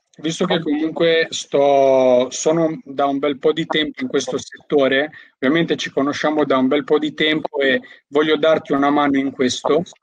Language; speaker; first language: Italian; early bilingual, other home language; Albanian